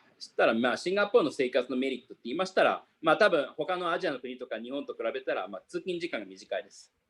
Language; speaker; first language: Japanese; native; Japanese